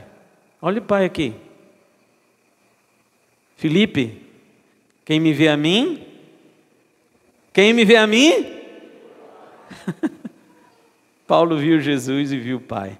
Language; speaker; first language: Portuguese; native; Portuguese